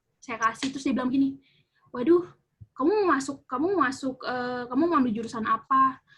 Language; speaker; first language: Indonesian; native; Indonesian